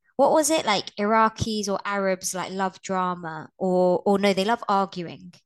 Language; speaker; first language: English; native; English